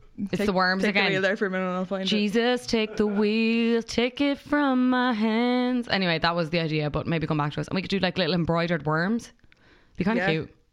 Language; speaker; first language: English; native; English